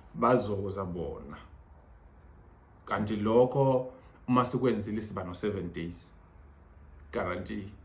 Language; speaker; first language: Zulu; native; Zulu